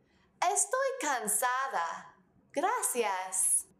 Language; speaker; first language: Spanish; non-native, fluent; English